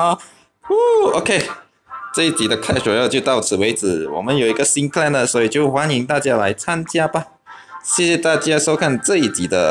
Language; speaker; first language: Chinese; native; Chinese